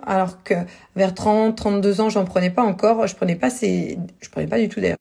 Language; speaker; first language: French; native; French